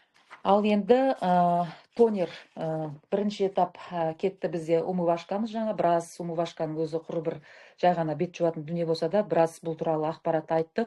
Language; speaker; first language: Kazakh; native; Kazakh